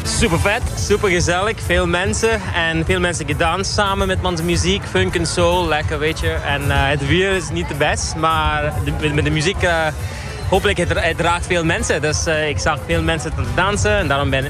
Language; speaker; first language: Dutch; non-native, fluent; Portuguese